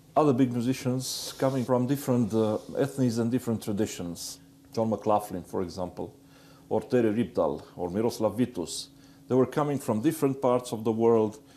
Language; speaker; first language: English; non-native, fluent; Romanian